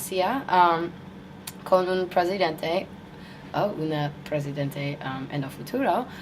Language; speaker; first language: Spanish; non-native, learner; English